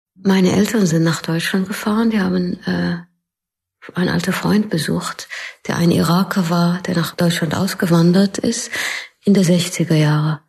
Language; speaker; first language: German; non-native, fluent; Arabic